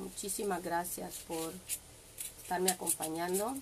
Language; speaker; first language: Spanish; native; Spanish